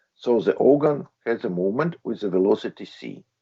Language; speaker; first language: English; non-native, fluent; Latvian